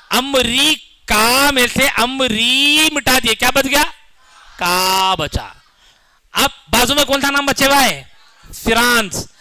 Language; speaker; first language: Urdu; native; Urdu